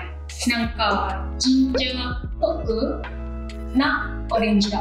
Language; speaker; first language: Japanese; non-native, learner; English